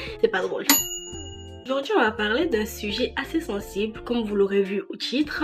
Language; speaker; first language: French; early bilingual, other home language; Ewe